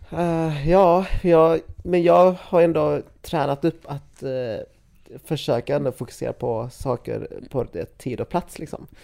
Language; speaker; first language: Swedish; early bilingual, other home language; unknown